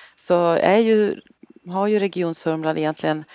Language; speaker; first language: Swedish; native; Swedish